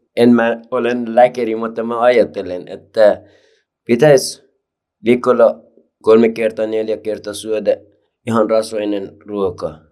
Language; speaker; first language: Finnish; non-native, learner; Persian